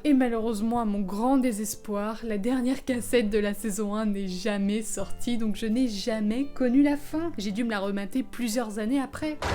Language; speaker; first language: French; native; French